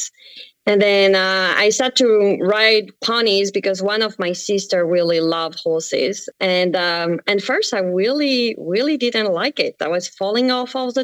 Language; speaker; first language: English; non-native, fluent; French